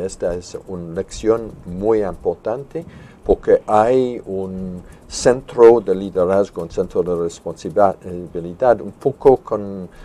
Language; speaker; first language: Spanish; non-native, fluent; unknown